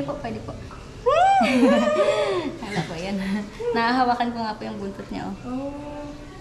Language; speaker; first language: Filipino; native; Filipino